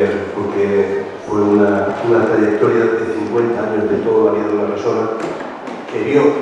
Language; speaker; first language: Spanish; native; Spanish